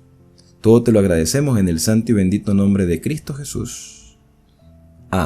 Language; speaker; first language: Spanish; native; Spanish